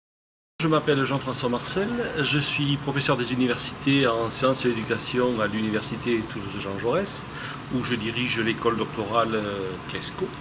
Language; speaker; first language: French; native; French